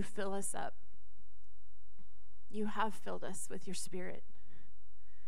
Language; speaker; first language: English; native; English